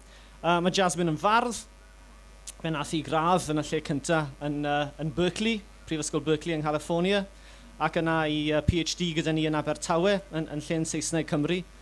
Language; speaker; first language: Welsh; native; Welsh